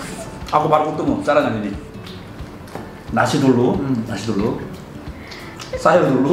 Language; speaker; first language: Indonesian; non-native, learner; Korean